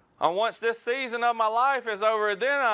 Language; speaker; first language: English; native; English